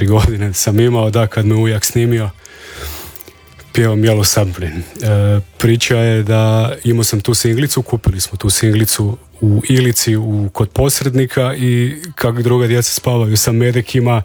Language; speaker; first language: Serbian; native; Serbian